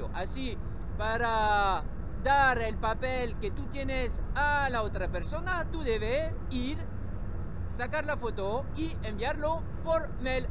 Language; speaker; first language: Spanish; non-native, learner; French